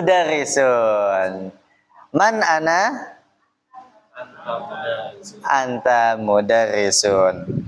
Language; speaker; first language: Arabic; non-native, fluent; Indonesian